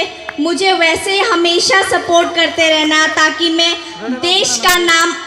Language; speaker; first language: Hindi; non-native, local second language; Bodo